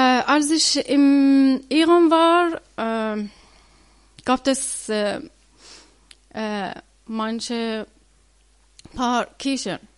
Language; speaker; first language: German; non-native, learner; Persian